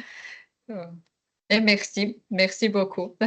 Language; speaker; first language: French; non-native, learner; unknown